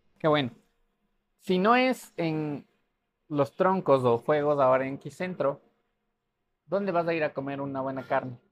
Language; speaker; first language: Spanish; native; Spanish